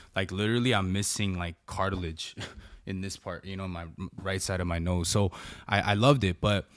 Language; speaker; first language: English; native; English